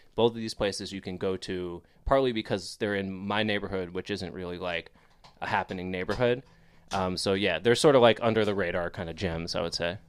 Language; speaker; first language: English; native; English